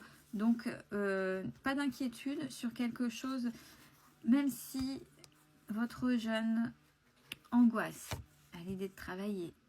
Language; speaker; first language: French; native; French